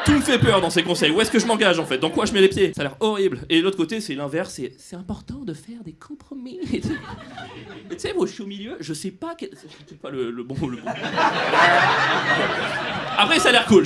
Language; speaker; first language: French; native; French